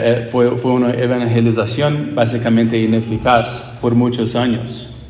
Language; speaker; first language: Spanish; non-native, fluent; English